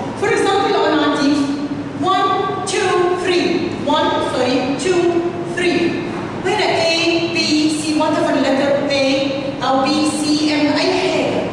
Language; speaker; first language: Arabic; native; Arabic